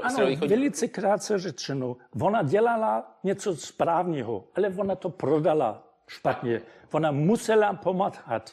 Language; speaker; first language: Czech; non-native, fluent; German